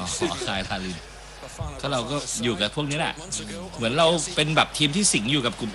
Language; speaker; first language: Thai; native; Thai